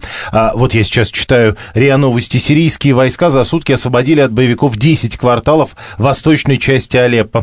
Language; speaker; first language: Russian; native; Russian